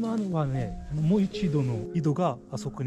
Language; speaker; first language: Japanese; non-native, learner; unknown